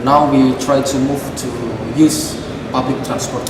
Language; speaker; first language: English; non-native, fluent; Indonesian